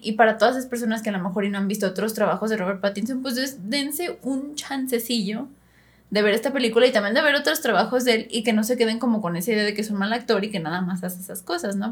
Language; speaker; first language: Spanish; native; Spanish